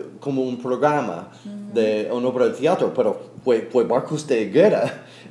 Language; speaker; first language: Spanish; non-native, fluent; English